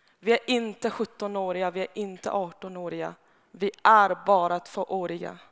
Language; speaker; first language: Swedish; non-native, fluent; Persian